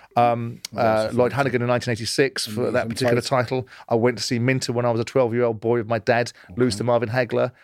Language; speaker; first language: English; native; English